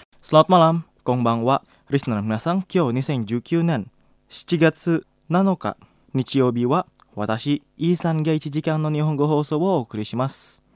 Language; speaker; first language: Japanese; non-native, fluent; Indonesian